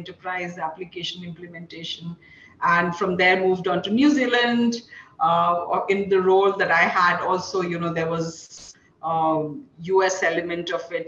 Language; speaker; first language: English; non-native, local second language; Hindi